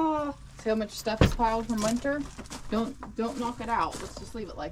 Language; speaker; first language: English; native; English